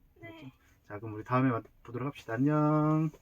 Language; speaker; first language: Korean; native; Korean